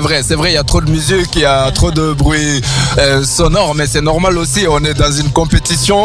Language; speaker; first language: French; native; French